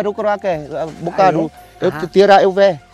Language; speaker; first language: Portuguese; non-native, learner; Vietnamese